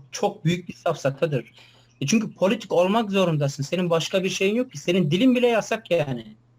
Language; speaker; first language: Turkish; non-native, local second language; Kurdish